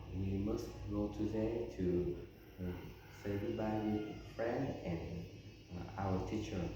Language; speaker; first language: English; non-native, learner; Vietnamese